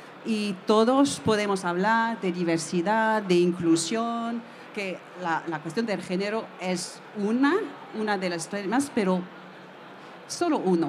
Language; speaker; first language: Spanish; non-native, fluent; French